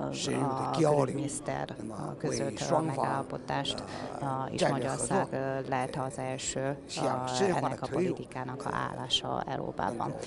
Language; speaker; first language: Hungarian; non-native, learner; Chinese